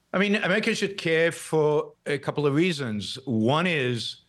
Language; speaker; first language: English; non-native, fluent; Hebrew